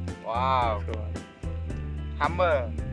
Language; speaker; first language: English; non-native, learner; Khmer